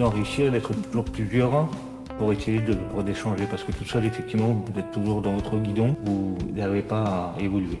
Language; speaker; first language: French; native; French